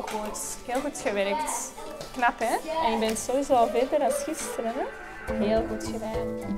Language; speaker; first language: Dutch; native; Dutch